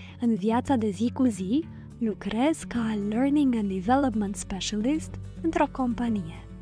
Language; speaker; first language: Romanian; native; Romanian